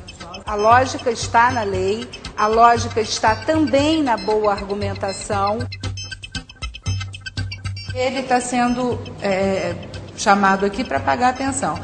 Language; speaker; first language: Portuguese; native; Portuguese